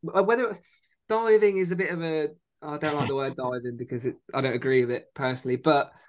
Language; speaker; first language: English; native; English